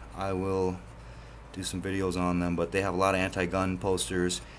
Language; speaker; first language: English; native; English